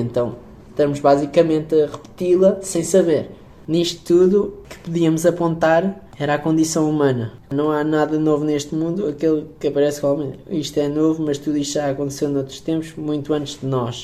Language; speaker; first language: Portuguese; native; Portuguese